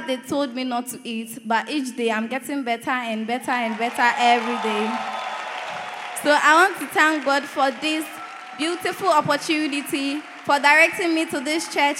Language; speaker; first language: English; non-native, local second language; Akan